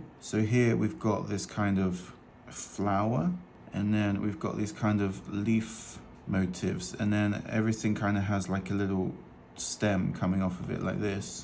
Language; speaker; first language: English; native; English